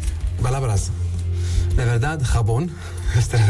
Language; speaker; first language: Spanish; non-native, learner; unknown